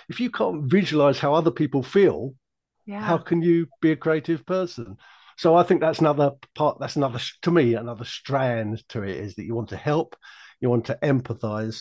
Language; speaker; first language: English; native; English